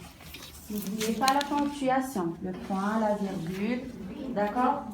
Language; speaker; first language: French; non-native, local second language; Arabic